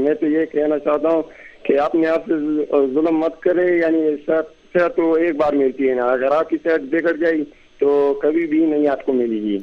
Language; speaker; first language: Urdu; non-native, local second language; Pashto